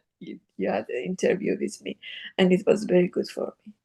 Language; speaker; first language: English; non-native, learner; Persian